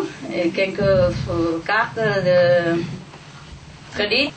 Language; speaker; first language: French; non-native, learner; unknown